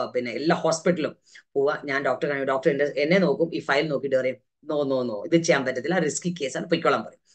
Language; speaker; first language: Malayalam; early bilingual, heritage; Malayalam